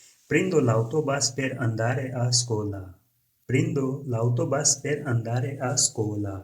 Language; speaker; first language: Italian; non-native, fluent; Urdu